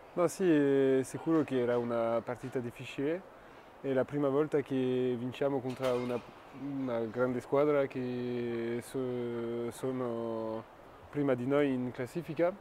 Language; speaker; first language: Italian; non-native, fluent; French